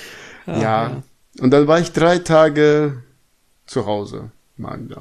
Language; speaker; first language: German; early bilingual, other home language; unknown